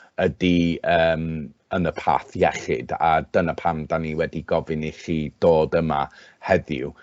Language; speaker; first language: Welsh; non-native, local second language; English